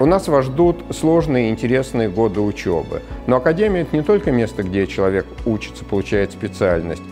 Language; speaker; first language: Russian; native; Russian